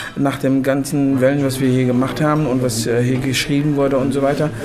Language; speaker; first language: German; non-native, fluent; Arabic